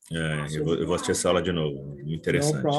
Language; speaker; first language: Portuguese; native; Portuguese